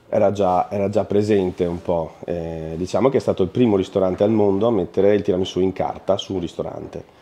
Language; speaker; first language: Italian; native; Italian